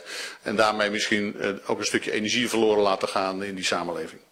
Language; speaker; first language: Dutch; native; Dutch